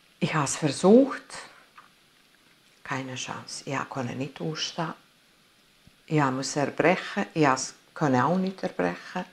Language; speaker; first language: German; non-native, fluent; Italian